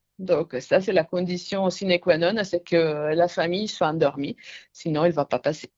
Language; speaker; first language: French; non-native, fluent; Italian